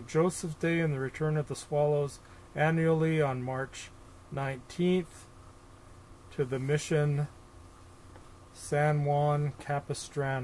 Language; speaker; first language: English; native; English